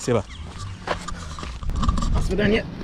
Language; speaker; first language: Russian; non-native, learner; English